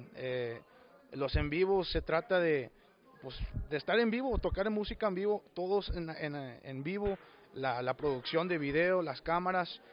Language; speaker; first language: Spanish; early bilingual, heritage; Spanish